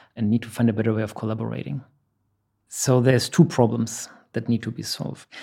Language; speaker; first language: English; non-native, fluent; German